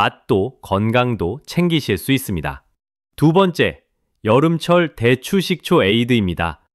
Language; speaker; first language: Korean; native; Korean